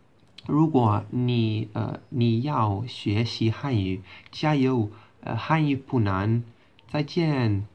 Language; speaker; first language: Chinese; non-native, learner; Portuguese